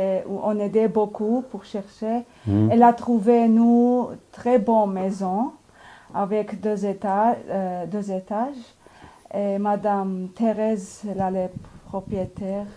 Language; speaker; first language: French; non-native, learner; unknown